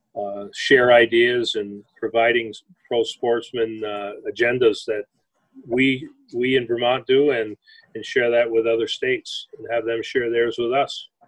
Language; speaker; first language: English; native; English